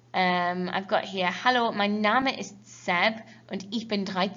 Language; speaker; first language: German; non-native, fluent; English